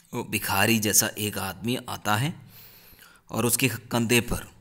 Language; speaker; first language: Hindi; non-native, local second language; Malayalam